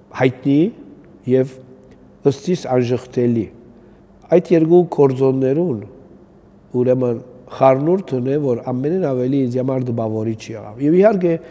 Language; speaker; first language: Armenian; early bilingual, heritage; Armenian